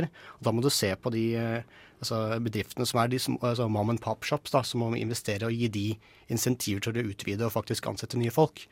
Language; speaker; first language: Norwegian; native; Norwegian